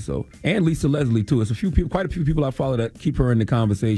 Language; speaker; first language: English; native; English